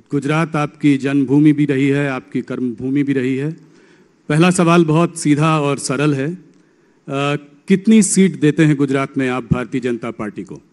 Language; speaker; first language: Hindi; native; Hindi